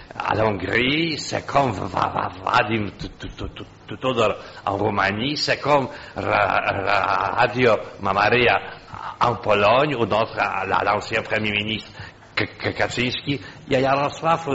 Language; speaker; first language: French; non-native, fluent; Polish